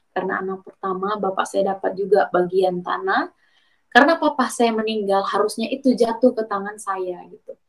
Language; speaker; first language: Indonesian; native; Indonesian